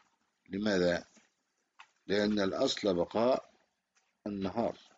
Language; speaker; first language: Arabic; native; Arabic